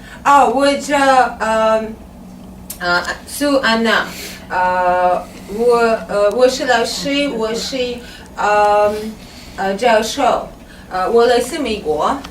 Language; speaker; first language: Chinese; non-native, learner; English